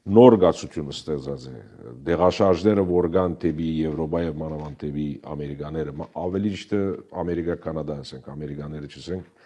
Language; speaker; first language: Armenian; early bilingual, heritage; Armenian